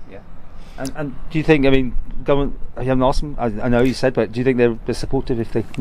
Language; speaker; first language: English; native; English